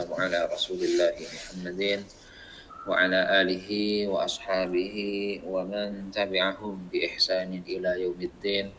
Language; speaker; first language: Arabic; non-native, fluent; Indonesian